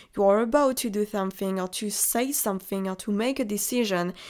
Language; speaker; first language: English; non-native, fluent; French